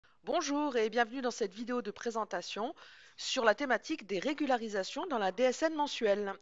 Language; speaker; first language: French; native; French